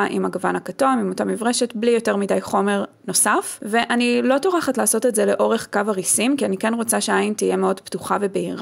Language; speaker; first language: Hebrew; native; Hebrew